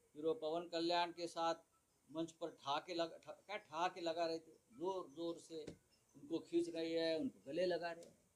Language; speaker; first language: Hindi; non-native, local second language; Marathi